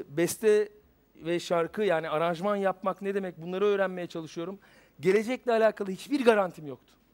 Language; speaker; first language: Turkish; native; Turkish